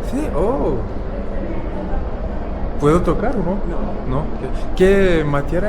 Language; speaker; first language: Spanish; non-native, learner; French